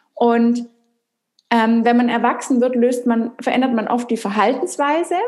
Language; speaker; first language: German; native; German